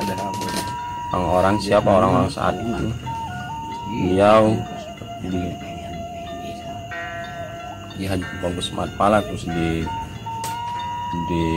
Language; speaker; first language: Indonesian; native; Indonesian